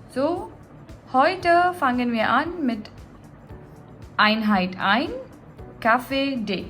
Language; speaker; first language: German; non-native, fluent; Gujarati